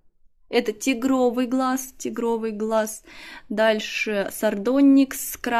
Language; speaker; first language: Russian; native; Russian